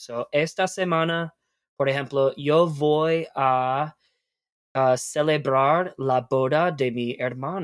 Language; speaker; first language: Spanish; non-native, fluent; English